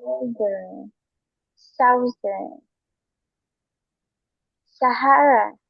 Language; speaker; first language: English; non-native, learner; Vietnamese